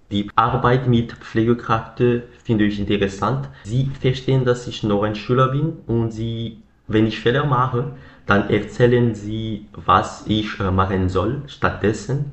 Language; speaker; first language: German; non-native, learner; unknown